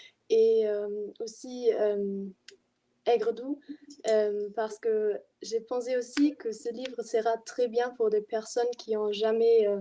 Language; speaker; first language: French; non-native, fluent; German